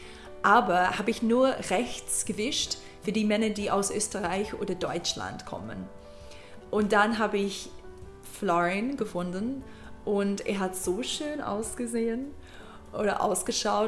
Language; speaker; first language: German; non-native, learner; English